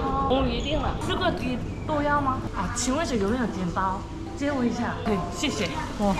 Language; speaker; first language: Chinese; non-native, fluent; Korean